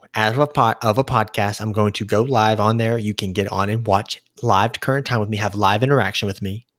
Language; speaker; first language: English; native; English